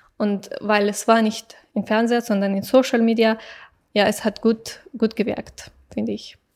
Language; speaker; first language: German; non-native, fluent; Persian